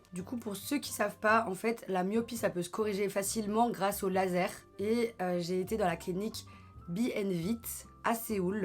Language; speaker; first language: French; native; French